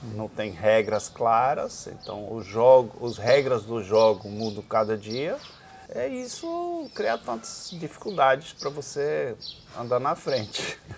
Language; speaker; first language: Portuguese; non-native, fluent; Dutch